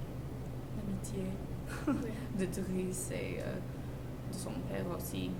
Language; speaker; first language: French; non-native, learner; English